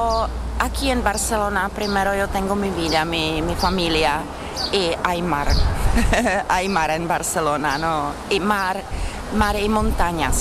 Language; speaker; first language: Spanish; non-native, fluent; Czech